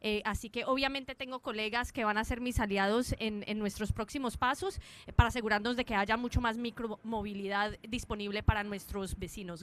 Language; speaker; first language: Spanish; early bilingual, heritage; Spanish